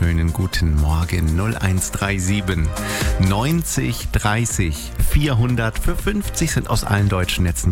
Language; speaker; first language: German; native; German